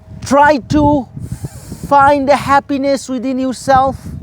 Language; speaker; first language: English; non-native, local second language; Bangla